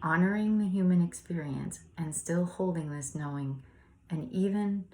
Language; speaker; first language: English; native; English